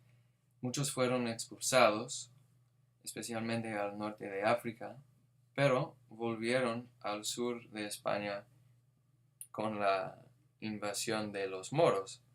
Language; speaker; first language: Spanish; non-native, fluent; English